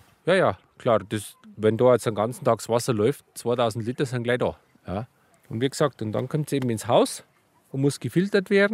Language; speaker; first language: German; native; German